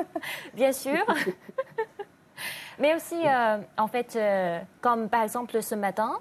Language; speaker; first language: French; non-native, fluent; Chinese